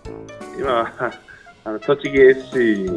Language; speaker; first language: Japanese; native; Japanese